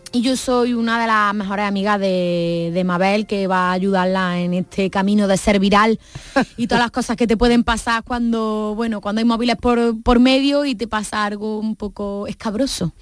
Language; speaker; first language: Spanish; native; Spanish